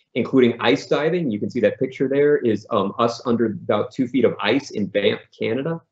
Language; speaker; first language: English; native; English